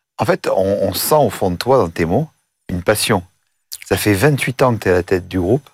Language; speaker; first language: French; native; French